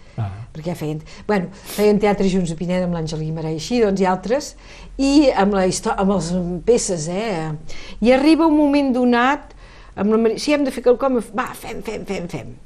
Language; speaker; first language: Catalan; native; Catalan